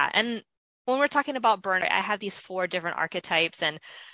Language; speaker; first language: English; native; English